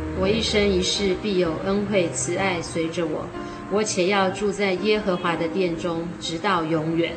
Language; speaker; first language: Chinese; native; Chinese